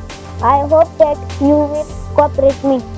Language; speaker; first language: English; non-native, learner; Marathi